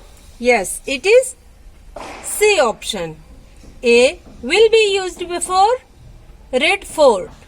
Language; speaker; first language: English; non-native, local second language; Hindi